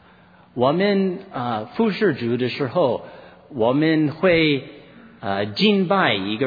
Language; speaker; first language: Chinese; non-native, fluent; English